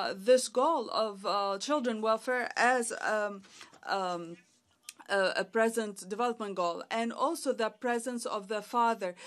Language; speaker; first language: English; non-native, fluent; Arabic